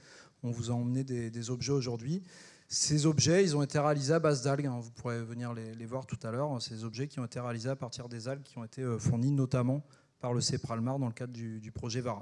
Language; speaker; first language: French; native; French